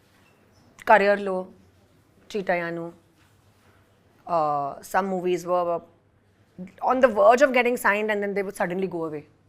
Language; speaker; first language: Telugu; non-native, local second language; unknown